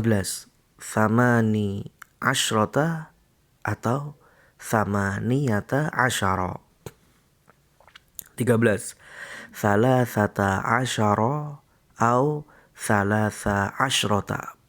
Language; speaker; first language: Arabic; non-native, fluent; Indonesian